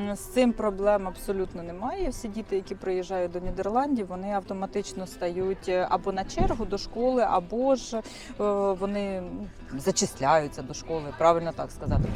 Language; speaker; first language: Ukrainian; native; Ukrainian